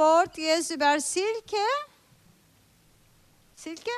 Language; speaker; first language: German; non-native, learner; Turkish